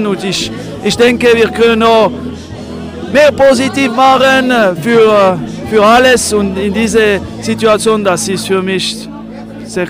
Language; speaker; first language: German; non-native, local second language; French